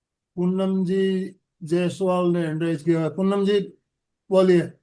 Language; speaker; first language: Hindi; native; Hindi